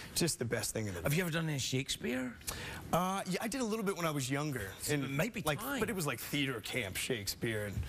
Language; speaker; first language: English; native; English